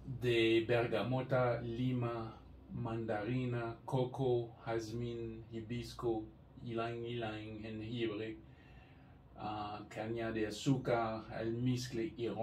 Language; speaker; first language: Spanish; non-native, fluent; English